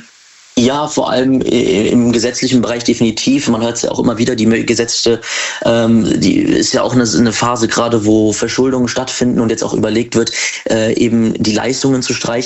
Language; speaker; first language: German; native; German